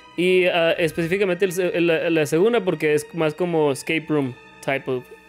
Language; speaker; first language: Spanish; early bilingual, heritage; Spanish